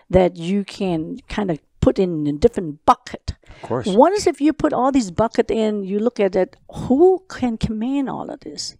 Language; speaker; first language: English; non-native, local second language; Cantonese